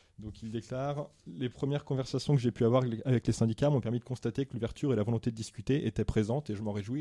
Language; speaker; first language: French; native; French